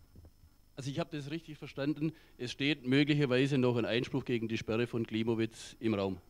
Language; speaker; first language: German; native; German